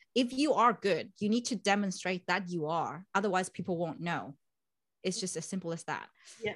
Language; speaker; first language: English; non-native, fluent; Vietnamese